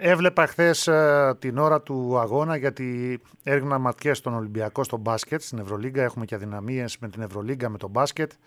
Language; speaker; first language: Greek; native; Greek